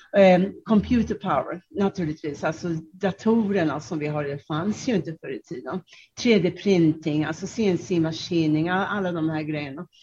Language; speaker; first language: Swedish; non-native, fluent; Czech